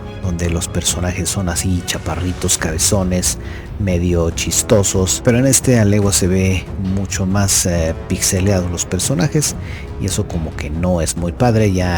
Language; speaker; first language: Spanish; native; Spanish